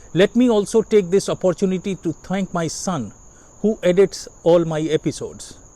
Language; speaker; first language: English; non-native, local second language; Hindi